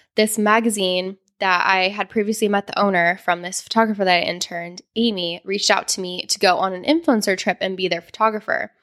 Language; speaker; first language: English; native; English